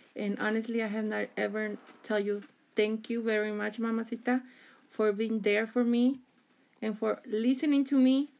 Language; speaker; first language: English; early bilingual, other home language; Spanish